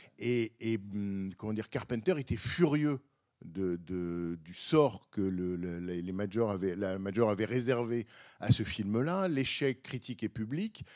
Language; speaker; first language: French; native; French